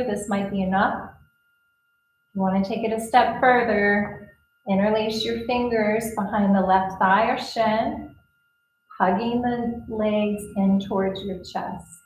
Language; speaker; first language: English; native; English